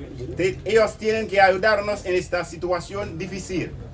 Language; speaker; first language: Spanish; non-native, learner; Haitian Creole